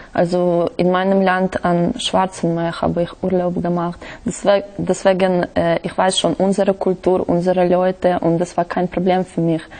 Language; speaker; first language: German; non-native, learner; Russian